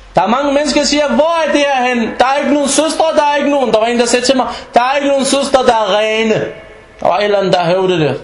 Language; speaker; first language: Danish; non-native, fluent; Arabic